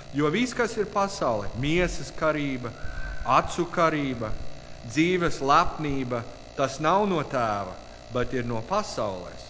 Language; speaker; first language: Latvian; non-native, learner; English